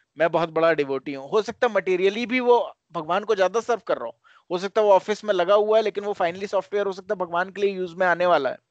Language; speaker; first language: Hindi; native; Hindi